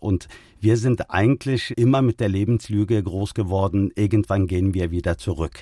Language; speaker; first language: German; early bilingual, other home language; Turkish